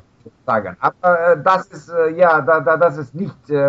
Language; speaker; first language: German; non-native, learner; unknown